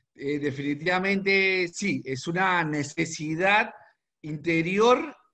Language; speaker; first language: Spanish; native; Spanish